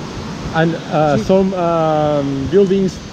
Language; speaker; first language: English; non-native, learner; Catalan